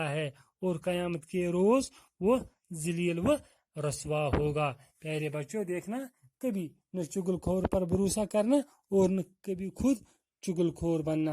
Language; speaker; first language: Hindi; non-native, local second language; Kashmiri